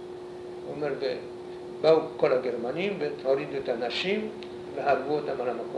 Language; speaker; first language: Hebrew; non-native, fluent; Polish